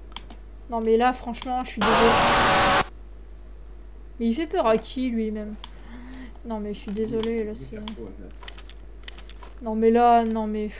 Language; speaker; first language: French; native; French